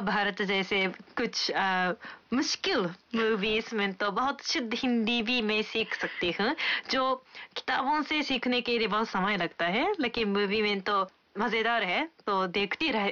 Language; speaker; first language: Hindi; non-native, fluent; Japanese